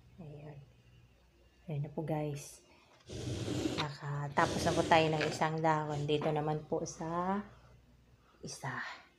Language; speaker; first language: Filipino; non-native, local second language; Cebuano